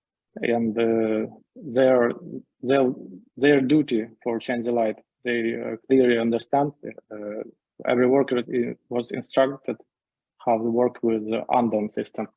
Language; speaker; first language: English; non-native, learner; Ukrainian